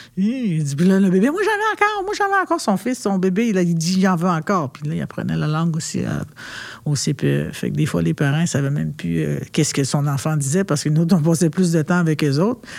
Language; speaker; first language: French; non-native, local second language; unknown